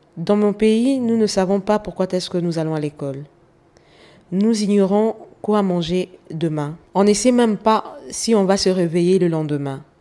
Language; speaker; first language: French; non-native, local second language; Lingala